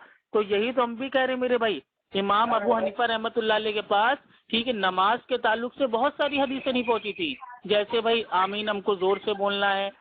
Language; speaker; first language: Hindi; native; Hindi